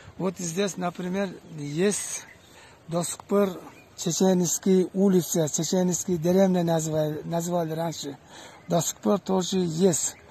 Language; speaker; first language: Russian; non-native, local second language; Uzbek